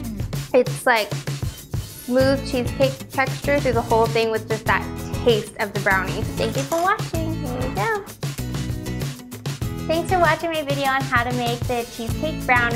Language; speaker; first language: English; native; English